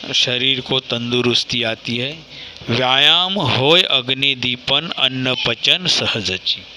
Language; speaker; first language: Hindi; non-native, local second language; Marathi